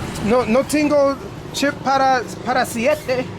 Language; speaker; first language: Spanish; non-native, learner; English